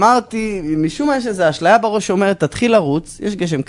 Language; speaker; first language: Hebrew; native; Hebrew